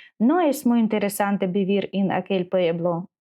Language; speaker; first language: Spanish; non-native, learner; Ukrainian